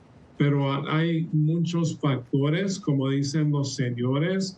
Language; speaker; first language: Spanish; early bilingual, heritage; Spanish